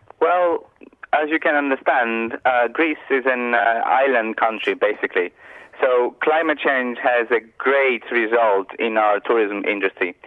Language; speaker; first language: English; non-native, fluent; Greek